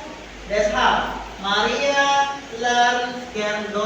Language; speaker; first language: German; non-native, fluent; Indonesian